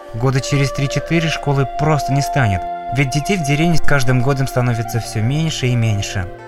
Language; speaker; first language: Russian; non-native, local second language; Bashkir